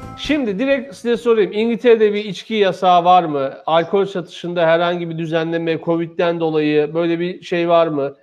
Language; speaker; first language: Turkish; native; Turkish